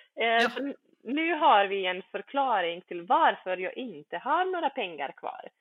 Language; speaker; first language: Swedish; early bilingual, other home language; Bosnian